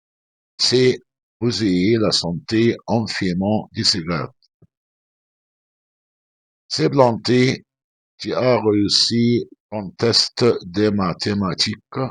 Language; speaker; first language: French; non-native, fluent; Arabic